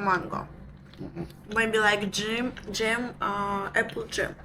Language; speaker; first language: English; non-native, learner; Russian